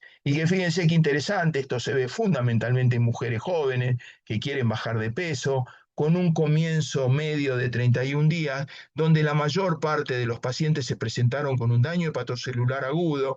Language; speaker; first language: Spanish; native; Spanish